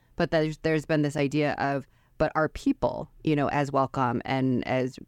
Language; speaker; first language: English; native; English